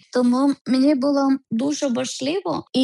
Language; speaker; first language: Ukrainian; non-native, learner; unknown